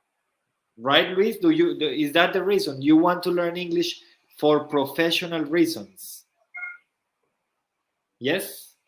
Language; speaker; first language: English; non-native, fluent; Spanish